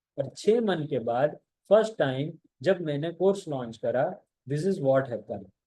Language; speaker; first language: Hindi; non-native, local second language; Gujarati